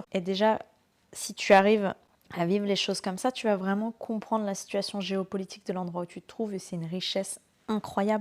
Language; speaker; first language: French; native; French